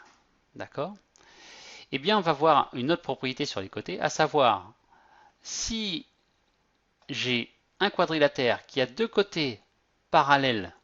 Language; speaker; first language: French; native; French